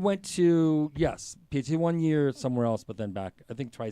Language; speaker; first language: English; native; English